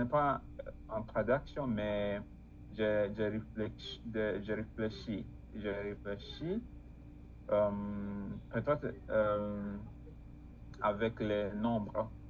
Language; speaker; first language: French; non-native, learner; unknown